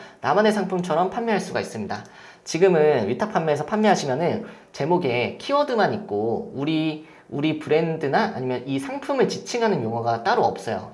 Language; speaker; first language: Korean; native; Korean